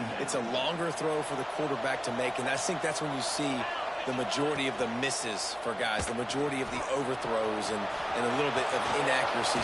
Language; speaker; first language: English; native; English